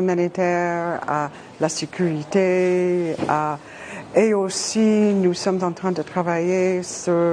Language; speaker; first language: French; non-native, fluent; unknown